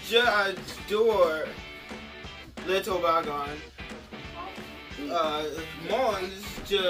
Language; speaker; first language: French; non-native, learner; English